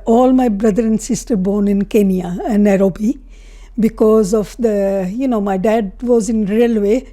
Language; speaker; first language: English; non-native, local second language; Punjabi